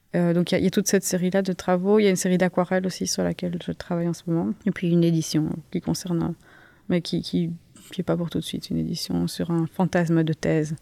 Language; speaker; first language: French; native; French